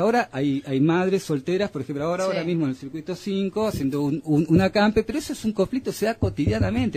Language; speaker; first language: Spanish; native; Spanish